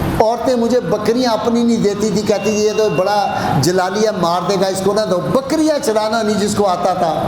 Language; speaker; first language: Urdu; non-native, local second language; Punjabi